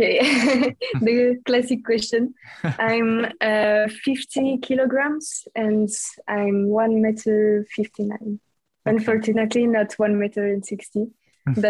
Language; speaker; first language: English; non-native, fluent; French